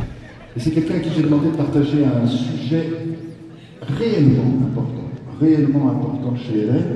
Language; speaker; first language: French; native; French